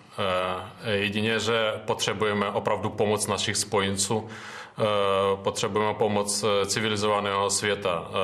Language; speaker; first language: Czech; non-native, fluent; Ukrainian